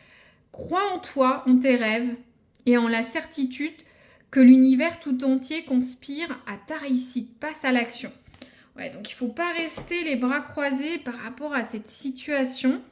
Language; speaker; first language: French; native; French